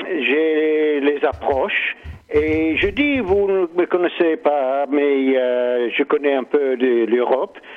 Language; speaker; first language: French; non-native, learner; English